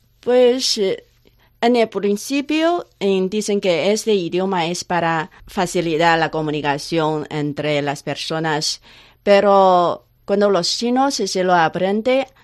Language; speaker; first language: Spanish; non-native, learner; Chinese